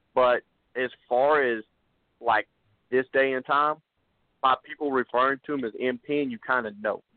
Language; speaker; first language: English; native; English